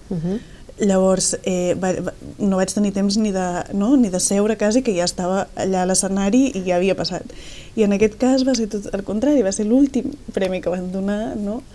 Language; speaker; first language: Catalan; native; Catalan